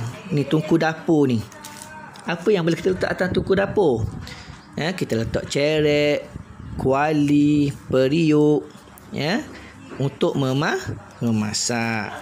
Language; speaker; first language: Malay; native; Malay